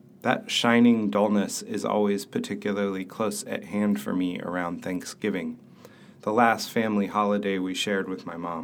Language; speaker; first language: English; native; English